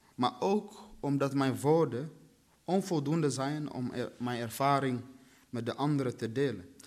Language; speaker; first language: Dutch; early bilingual, other home language; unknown